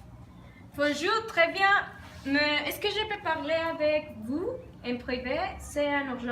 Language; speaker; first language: French; non-native, learner; Spanish